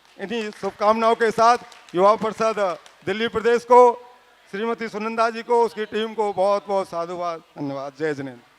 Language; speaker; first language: Hindi; native; Hindi